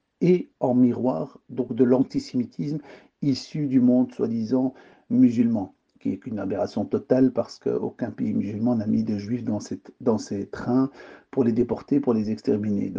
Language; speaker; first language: French; early bilingual, other home language; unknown